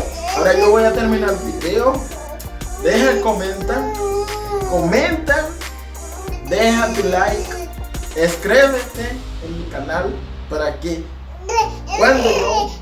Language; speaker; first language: Spanish; non-native, learner; Haitian Creole